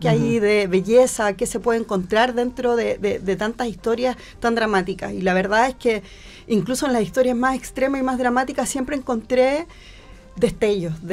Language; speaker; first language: Spanish; native; Spanish